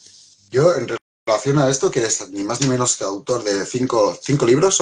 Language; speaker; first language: Spanish; native; Spanish